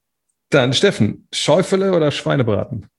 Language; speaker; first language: German; native; German